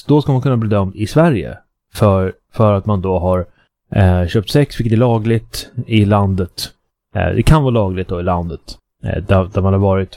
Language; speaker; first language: Swedish; native; Swedish